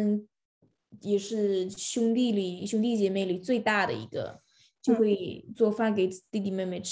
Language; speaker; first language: Chinese; early bilingual, other home language; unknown